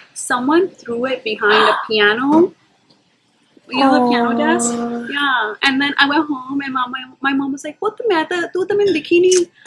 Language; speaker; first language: English; early bilingual, other home language; Punjabi